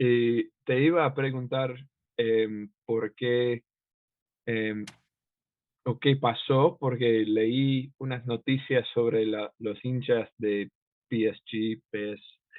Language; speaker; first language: Spanish; non-native, fluent; English